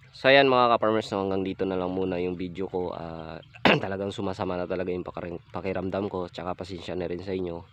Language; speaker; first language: Filipino; non-native, local second language; Hiligaynon